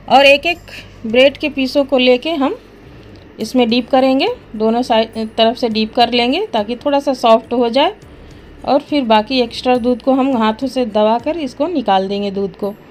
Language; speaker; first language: Hindi; native; Hindi